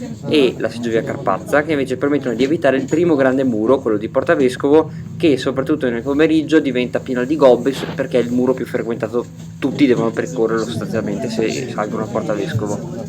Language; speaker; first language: Italian; native; Italian